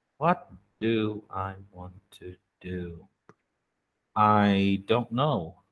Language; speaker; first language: English; non-native, learner; Vietnamese